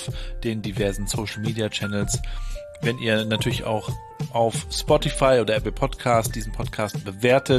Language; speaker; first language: German; native; German